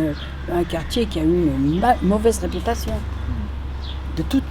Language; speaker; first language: French; native; French